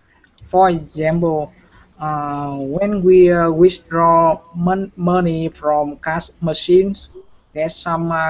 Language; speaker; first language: English; non-native, learner; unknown